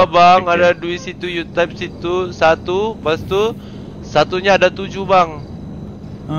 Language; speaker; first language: Malay; native; Malay